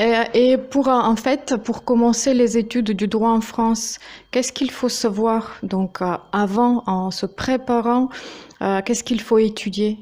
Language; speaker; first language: French; non-native, fluent; Russian